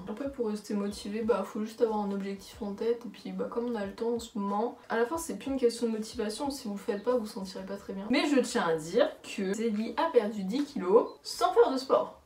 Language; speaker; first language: French; native; French